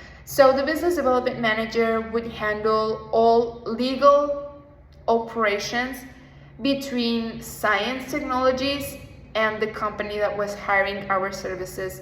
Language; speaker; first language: English; non-native, fluent; Spanish